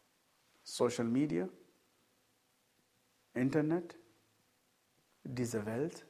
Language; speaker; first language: German; non-native, fluent; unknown